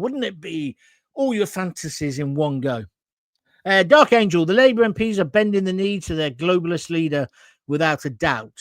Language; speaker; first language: English; native; English